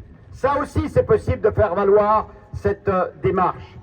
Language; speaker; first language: French; native; French